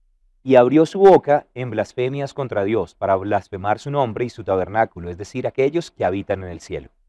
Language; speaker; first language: Spanish; native; Spanish